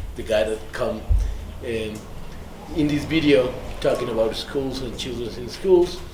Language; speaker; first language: English; non-native, fluent; Spanish